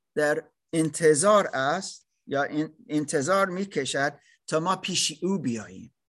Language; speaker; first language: Persian; non-native, fluent; English